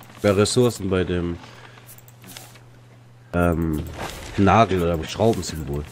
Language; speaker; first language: German; native; German